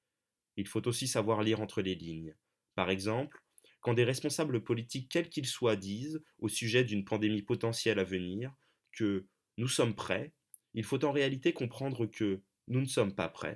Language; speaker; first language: French; native; French